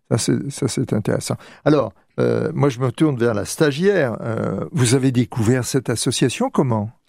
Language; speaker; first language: French; native; French